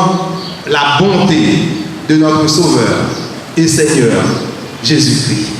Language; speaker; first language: French; non-native, learner; Haitian Creole